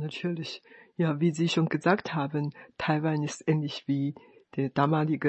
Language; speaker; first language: German; non-native, fluent; Chinese